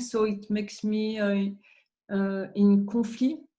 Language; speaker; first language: English; non-native, learner; French